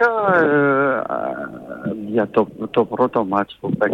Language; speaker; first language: Greek; non-native, fluent; French